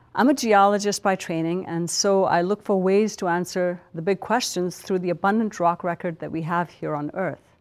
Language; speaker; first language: English; non-native, local second language; Punjabi